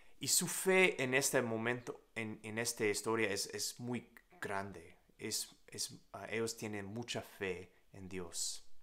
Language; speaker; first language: Spanish; non-native, learner; English